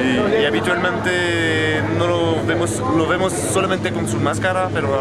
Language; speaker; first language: Spanish; non-native, fluent; French